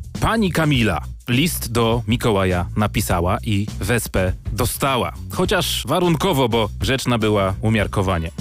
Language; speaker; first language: Polish; native; Polish